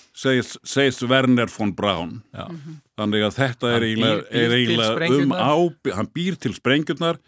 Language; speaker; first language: Icelandic; native; Icelandic